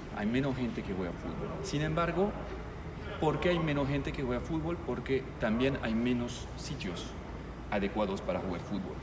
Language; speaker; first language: Spanish; non-native, fluent; French